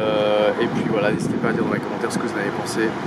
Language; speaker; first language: French; native; French